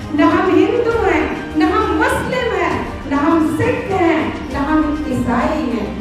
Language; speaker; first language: Hindi; native; Hindi